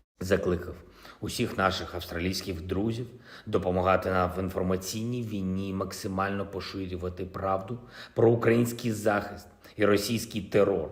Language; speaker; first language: Ukrainian; non-native, local second language; Russian